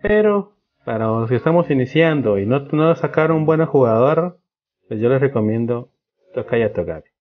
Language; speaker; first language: Spanish; native; Spanish